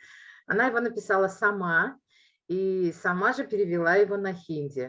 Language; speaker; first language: Russian; non-native, local second language; Uzbek